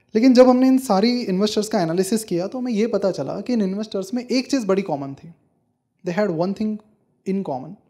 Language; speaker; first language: Hindi; non-native, local second language; Marathi